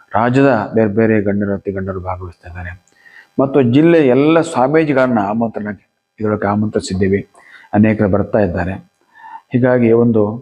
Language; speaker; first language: Kannada; native; Kannada